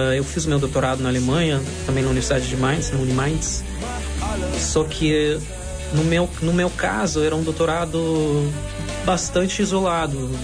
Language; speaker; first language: Portuguese; non-native, fluent; Russian